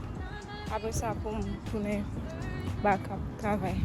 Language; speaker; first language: French; non-native, learner; Haitian Creole